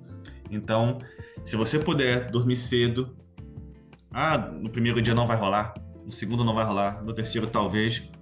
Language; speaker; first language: Portuguese; native; Portuguese